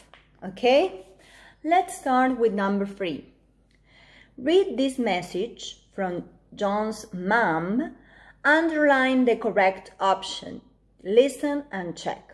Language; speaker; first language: English; non-native, fluent; Spanish